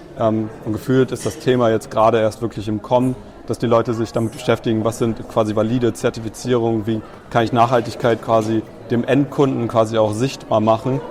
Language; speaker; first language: German; native; German